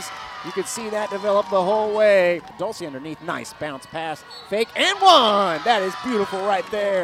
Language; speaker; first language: English; native; English